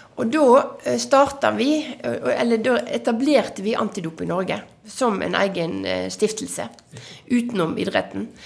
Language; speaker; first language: Norwegian; native; Norwegian